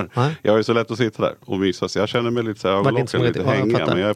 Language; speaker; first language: Swedish; native; Swedish